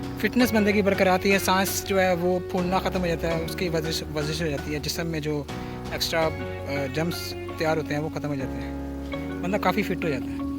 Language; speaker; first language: Urdu; non-native, local second language; Punjabi